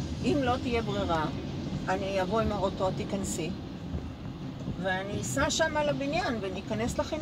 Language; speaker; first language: Hebrew; native; Hebrew